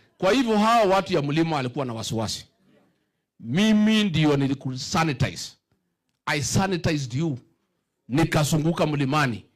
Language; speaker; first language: Swahili; non-native, local second language; Kikuyu